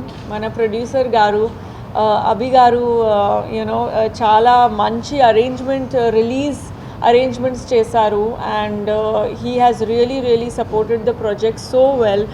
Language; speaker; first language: Telugu; non-native, learner; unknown